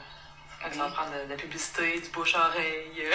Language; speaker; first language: French; native; French